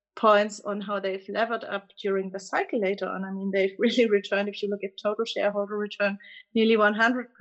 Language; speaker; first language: English; non-native, fluent; German